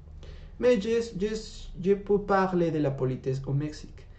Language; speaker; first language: French; non-native, learner; Spanish